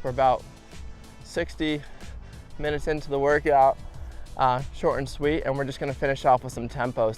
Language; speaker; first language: English; native; English